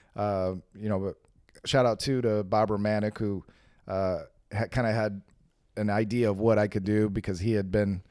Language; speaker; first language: English; native; English